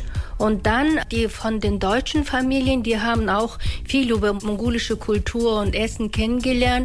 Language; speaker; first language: German; non-native, fluent; Mongolian